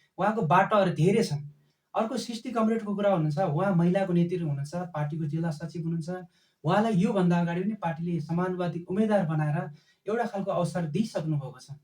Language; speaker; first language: Nepali; non-native, local second language; Eastern Tamang